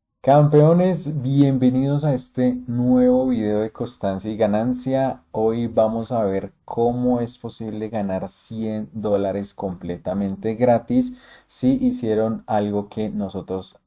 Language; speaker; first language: Spanish; native; Spanish